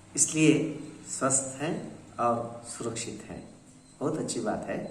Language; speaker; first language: Hindi; non-native, local second language; Kannada